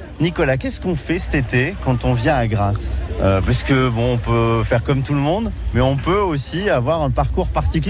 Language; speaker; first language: French; native; French